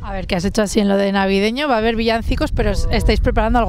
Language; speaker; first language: Spanish; native; Spanish